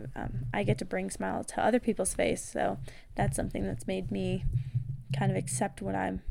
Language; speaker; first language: English; native; English